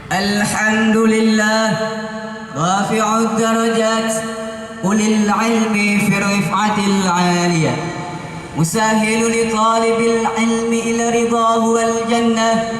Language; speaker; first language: Arabic; non-native, learner; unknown